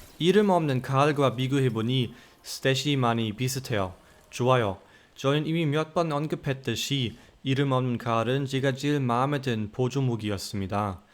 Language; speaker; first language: Korean; non-native, fluent; German